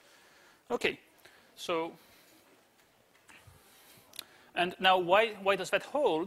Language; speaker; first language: English; native; English